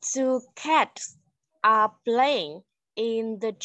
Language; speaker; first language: English; non-native, learner; Vietnamese